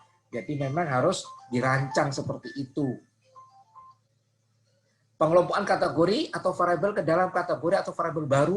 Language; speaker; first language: Indonesian; non-native, local second language; Javanese